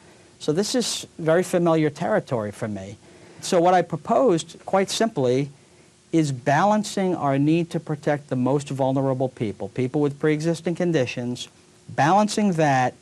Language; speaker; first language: English; native; English